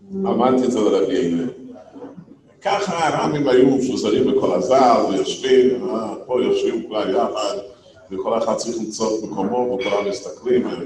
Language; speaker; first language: Hebrew; non-native, fluent; English